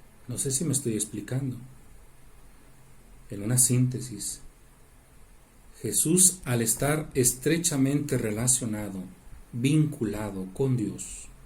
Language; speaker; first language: Spanish; native; Spanish